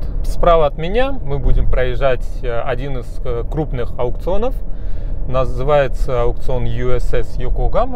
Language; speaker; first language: Russian; native; Russian